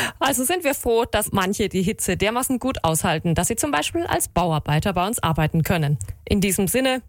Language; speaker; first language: German; native; German